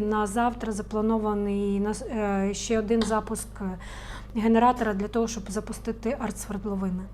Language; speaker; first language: Ukrainian; native; Ukrainian